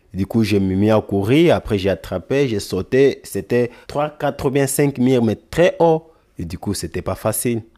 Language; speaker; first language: French; non-native, fluent; Lingala